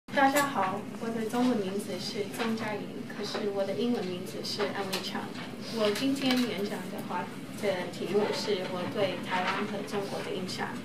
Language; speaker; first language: Chinese; early bilingual, heritage; Chinese